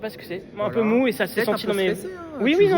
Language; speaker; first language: French; native; French